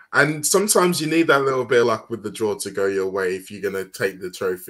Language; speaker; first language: English; native; English